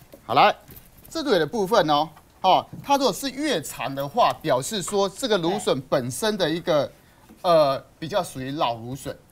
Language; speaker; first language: Chinese; native; Chinese